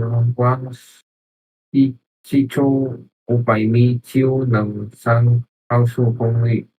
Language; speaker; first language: Chinese; non-native, learner; Indonesian